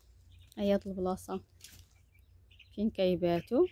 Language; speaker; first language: Arabic; native; Arabic